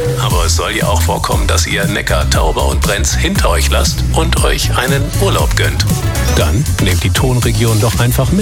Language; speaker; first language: German; native; German